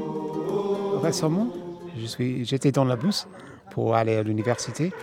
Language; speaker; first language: French; non-native, fluent; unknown